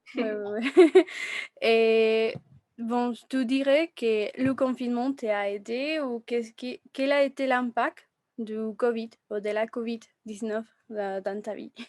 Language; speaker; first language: French; non-native, fluent; Spanish